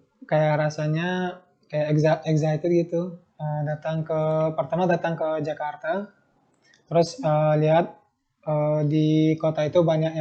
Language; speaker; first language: Indonesian; non-native, fluent; Turkmen